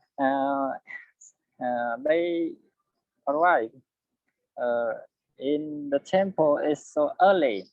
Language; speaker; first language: English; non-native, learner; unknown